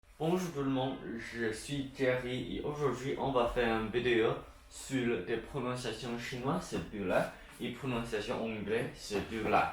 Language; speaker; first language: French; non-native, learner; Chinese